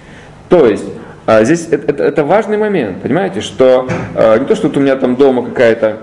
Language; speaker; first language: Russian; native; Russian